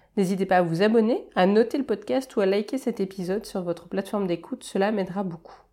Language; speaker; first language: French; native; French